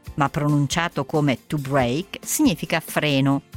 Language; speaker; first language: Italian; native; Italian